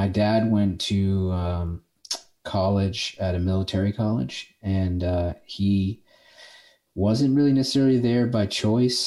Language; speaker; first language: English; native; English